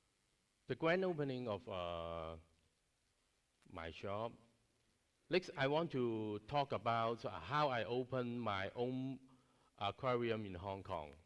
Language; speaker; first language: English; non-native, learner; Cantonese